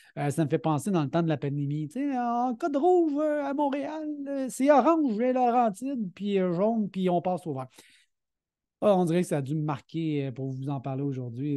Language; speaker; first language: French; native; French